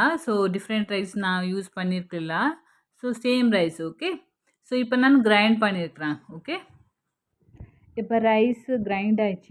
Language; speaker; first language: Tamil; non-native, learner; Kannada